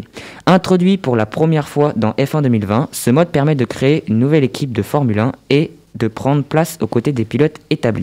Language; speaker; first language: French; native; French